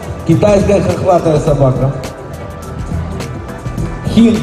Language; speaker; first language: Russian; non-native, fluent; Georgian